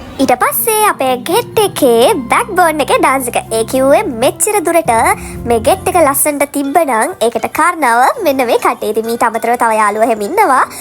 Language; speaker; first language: Sinhala; non-native, local second language; Tamil